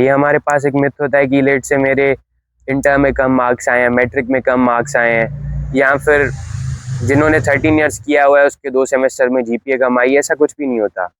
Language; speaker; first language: Urdu; native; Urdu